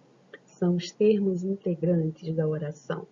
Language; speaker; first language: Portuguese; native; Portuguese